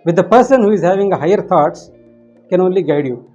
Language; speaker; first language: English; non-native, local second language; Kannada